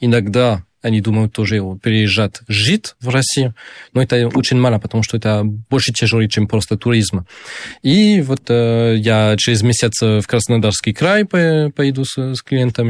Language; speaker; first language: Russian; non-native, learner; French